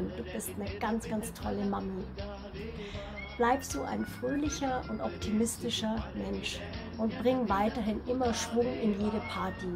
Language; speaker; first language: German; native; German